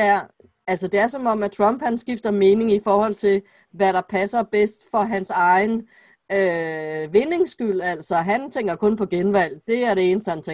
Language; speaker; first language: Danish; native; Danish